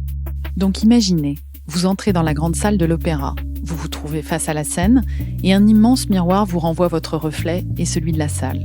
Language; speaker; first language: French; native; French